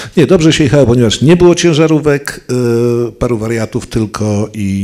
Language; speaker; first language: Polish; native; Polish